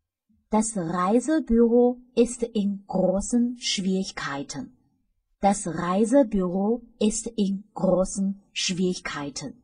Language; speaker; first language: German; non-native, fluent; Chinese